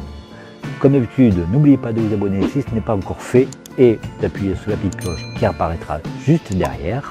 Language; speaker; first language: French; native; French